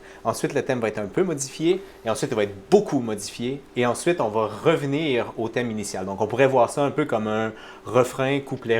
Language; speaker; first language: French; native; French